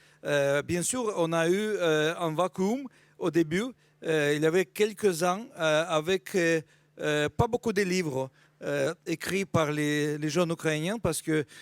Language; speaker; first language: French; non-native, fluent; Russian